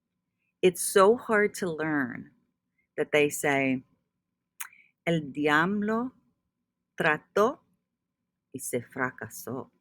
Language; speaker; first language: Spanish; non-native, fluent; English